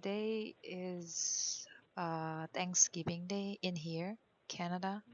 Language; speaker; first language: English; non-native, learner; Korean